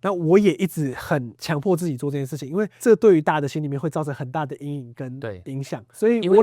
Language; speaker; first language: Chinese; native; Chinese